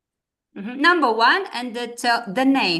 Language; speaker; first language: English; non-native, fluent; Kazakh